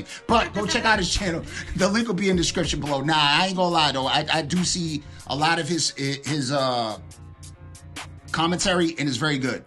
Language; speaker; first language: English; native; English